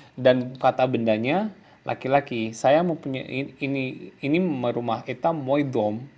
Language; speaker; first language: Indonesian; native; Indonesian